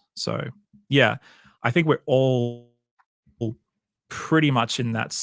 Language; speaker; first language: English; native; English